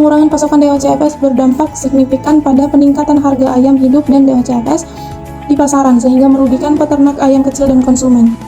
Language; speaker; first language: Indonesian; native; Indonesian